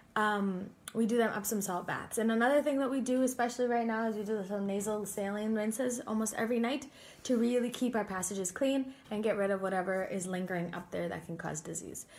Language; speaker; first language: English; native; English